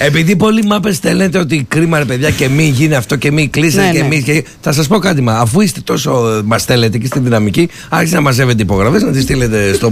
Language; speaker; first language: Greek; native; Greek